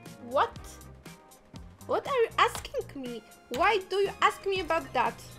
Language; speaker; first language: English; non-native, fluent; Polish